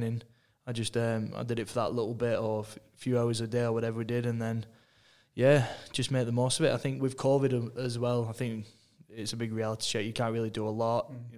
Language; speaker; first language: English; native; English